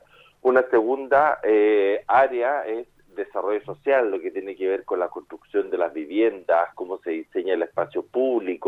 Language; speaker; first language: Spanish; native; Spanish